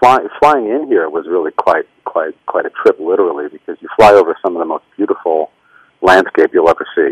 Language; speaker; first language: English; native; English